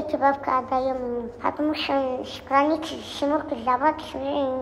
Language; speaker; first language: Russian; non-native, local second language; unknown